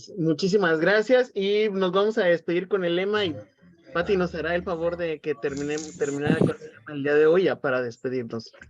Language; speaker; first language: Spanish; native; Spanish